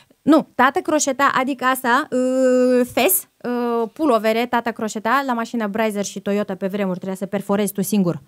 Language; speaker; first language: Romanian; non-native, fluent; Russian